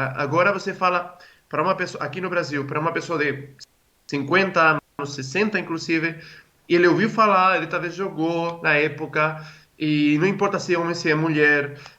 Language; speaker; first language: Portuguese; non-native, fluent; Spanish